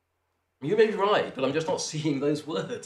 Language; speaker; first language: English; native; English